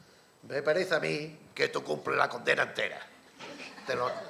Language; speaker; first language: Spanish; native; Spanish